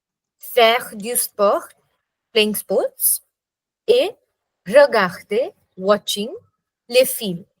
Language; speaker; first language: French; non-native, fluent; English